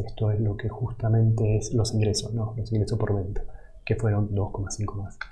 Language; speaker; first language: Spanish; native; Spanish